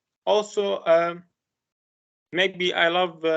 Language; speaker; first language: English; non-native, learner; Arabic